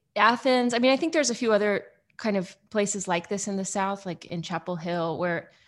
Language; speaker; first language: English; native; English